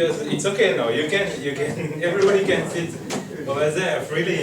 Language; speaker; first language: English; non-native, fluent; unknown